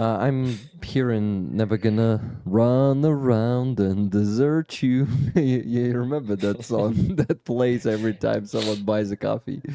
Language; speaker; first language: English; non-native, fluent; Ukrainian